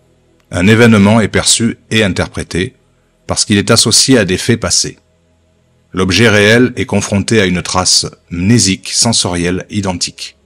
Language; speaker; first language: French; native; French